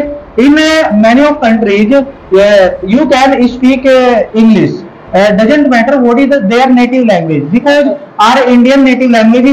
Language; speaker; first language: English; non-native, local second language; Hindi